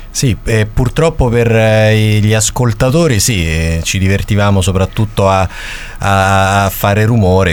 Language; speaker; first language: Italian; native; Italian